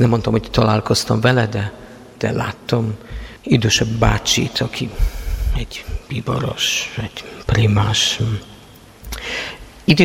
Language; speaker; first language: Hungarian; non-native, fluent; Polish